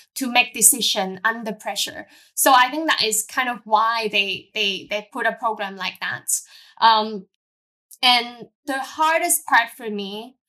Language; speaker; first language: English; non-native, local second language; Cantonese